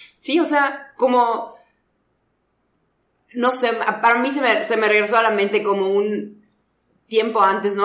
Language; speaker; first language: Spanish; native; Spanish